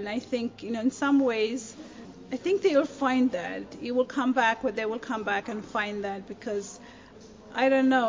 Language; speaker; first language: English; non-native, fluent; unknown